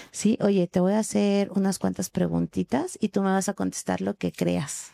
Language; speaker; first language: Spanish; native; Spanish